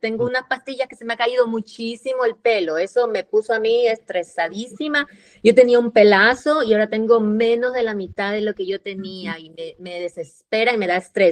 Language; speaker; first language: Spanish; native; Spanish